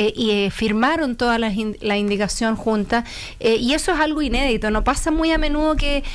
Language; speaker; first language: Spanish; native; Spanish